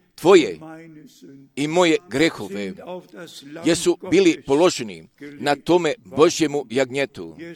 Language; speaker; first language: Croatian; early bilingual, heritage; Croatian